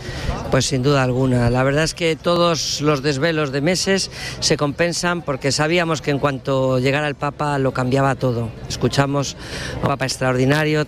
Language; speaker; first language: Spanish; native; Spanish